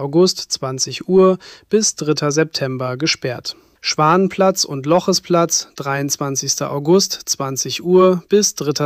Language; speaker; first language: German; native; German